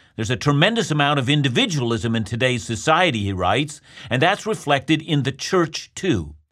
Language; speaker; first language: English; native; English